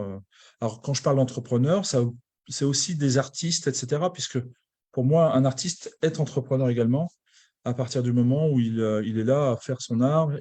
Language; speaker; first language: French; native; French